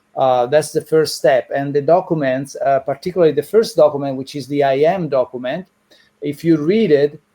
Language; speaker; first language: English; non-native, fluent; Italian